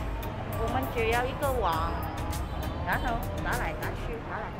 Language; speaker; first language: Chinese; non-native, learner; Vietnamese